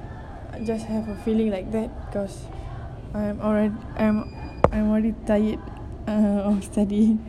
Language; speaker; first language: English; non-native, local second language; Malay